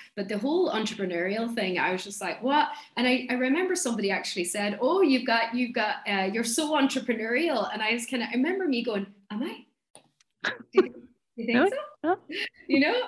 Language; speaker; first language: English; native; English